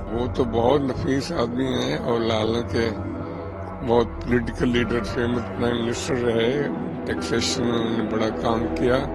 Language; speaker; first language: Urdu; non-native, local second language; Punjabi